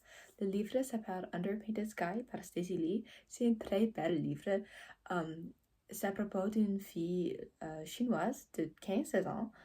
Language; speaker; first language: French; non-native, learner; English